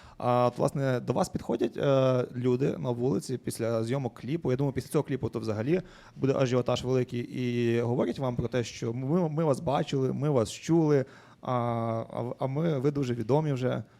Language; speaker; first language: Ukrainian; native; Ukrainian